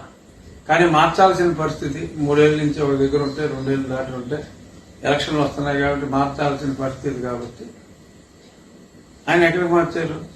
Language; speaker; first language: Telugu; native; Telugu